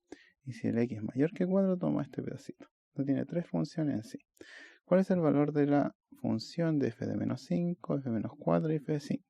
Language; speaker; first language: Spanish; native; Spanish